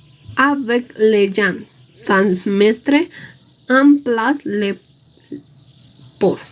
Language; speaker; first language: French; non-native, learner; Spanish